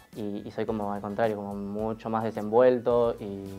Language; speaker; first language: Spanish; native; Spanish